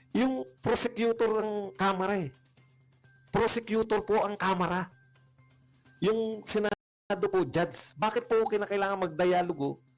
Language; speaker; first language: Filipino; native; Filipino